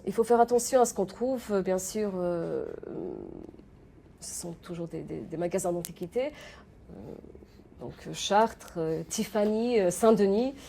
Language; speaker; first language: French; non-native, fluent; Polish